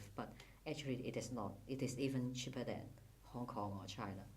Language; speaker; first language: English; non-native, fluent; Cantonese